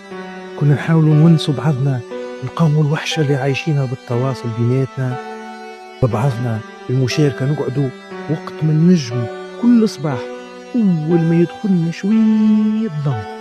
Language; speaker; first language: Arabic; native; Arabic